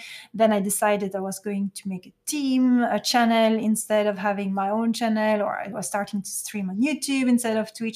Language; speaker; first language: English; non-native, fluent; French